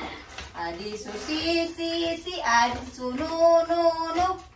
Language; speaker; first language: Italian; non-native, learner; Filipino